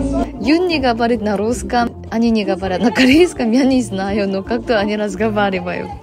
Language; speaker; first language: Russian; non-native, learner; Korean